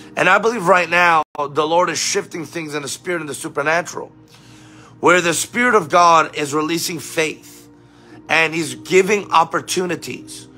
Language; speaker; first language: English; native; English